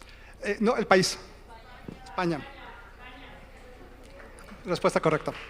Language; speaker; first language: Spanish; native; Spanish